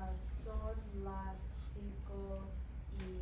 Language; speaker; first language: Spanish; non-native, learner; English